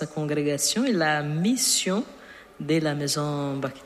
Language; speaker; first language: French; non-native, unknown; Portuguese